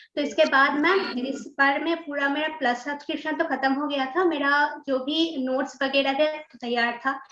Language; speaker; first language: Hindi; non-native, local second language; Bangla